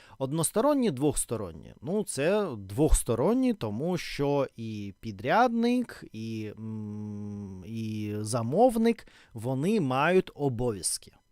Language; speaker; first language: Ukrainian; non-native, local second language; Russian